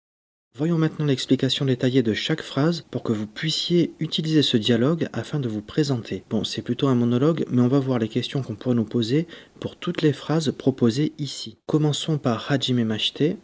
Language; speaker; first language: French; native; French